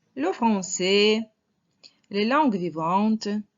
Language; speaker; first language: French; non-native, fluent; Russian